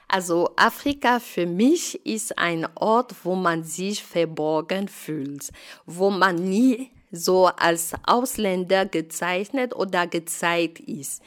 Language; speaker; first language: German; non-native, fluent; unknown